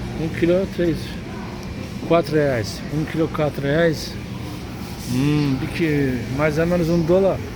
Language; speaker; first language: Portuguese; non-native, learner; Turkish